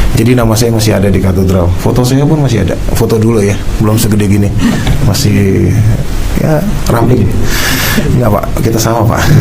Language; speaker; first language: Indonesian; native; Indonesian